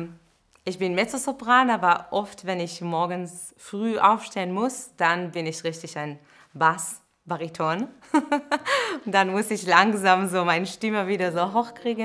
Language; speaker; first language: German; non-native, fluent; Hebrew